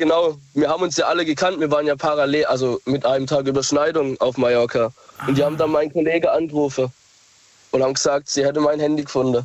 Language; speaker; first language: German; native; German